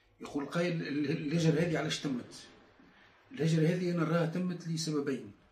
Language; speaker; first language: Arabic; non-native, local second language; Berber languages